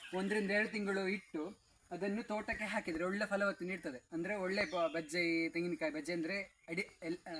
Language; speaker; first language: Kannada; non-native, local second language; Konkani